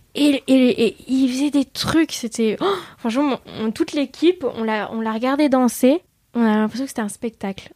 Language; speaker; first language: French; early bilingual, other home language; Vietnamese